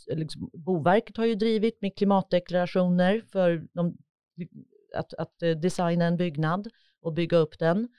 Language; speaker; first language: Swedish; native; Swedish